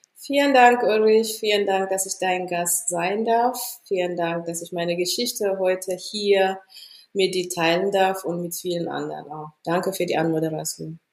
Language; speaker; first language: German; non-native, fluent; Amharic